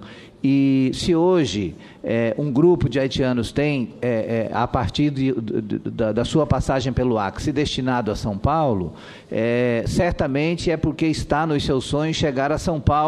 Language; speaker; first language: Portuguese; native; Portuguese